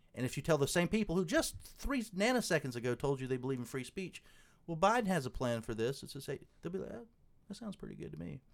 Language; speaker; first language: English; native; English